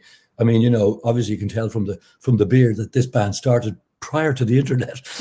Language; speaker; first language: English; native; English